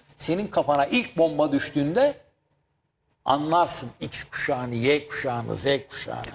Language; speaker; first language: Turkish; native; Turkish